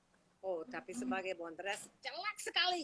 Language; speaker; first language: Indonesian; non-native, fluent; English